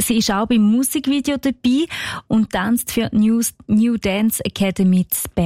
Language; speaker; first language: German; native; German